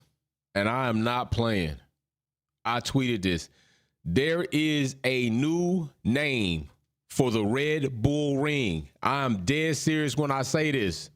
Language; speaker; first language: English; native; English